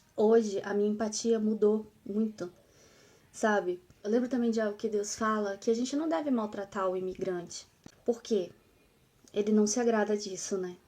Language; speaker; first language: Portuguese; native; Portuguese